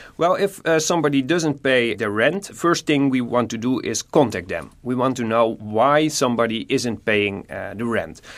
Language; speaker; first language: English; non-native, fluent; Dutch